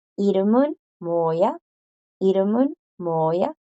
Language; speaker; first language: Korean; non-native, fluent; Spanish